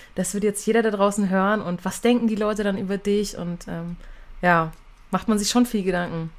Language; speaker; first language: German; native; German